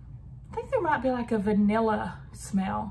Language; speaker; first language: English; native; English